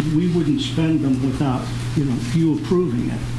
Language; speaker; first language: English; native; English